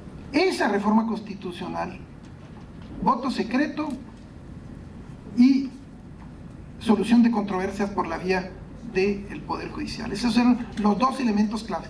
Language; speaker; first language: Spanish; native; Spanish